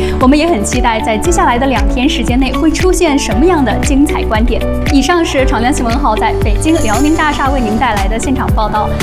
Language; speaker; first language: Chinese; native; Chinese